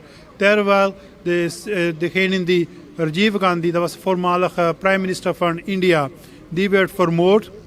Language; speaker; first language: Dutch; non-native, fluent; Punjabi